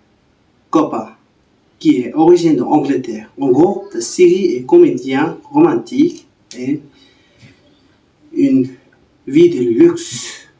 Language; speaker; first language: French; non-native, learner; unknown